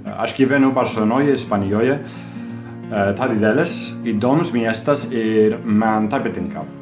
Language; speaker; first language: Lithuanian; non-native, learner; English